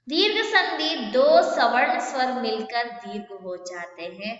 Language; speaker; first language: Hindi; non-native, local second language; Kannada